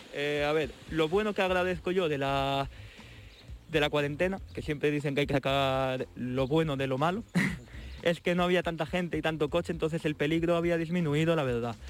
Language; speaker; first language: Spanish; native; Spanish